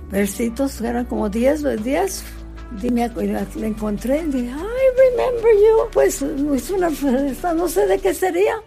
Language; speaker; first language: Spanish; early bilingual, heritage; Spanish